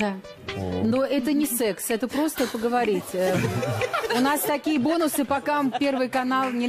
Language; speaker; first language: Russian; native; Russian